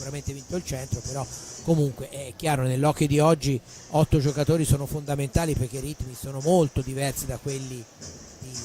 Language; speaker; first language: Italian; native; Italian